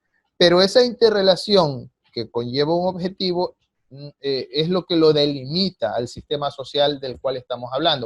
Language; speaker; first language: Spanish; native; Spanish